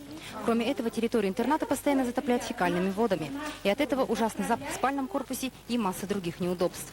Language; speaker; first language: Russian; native; Russian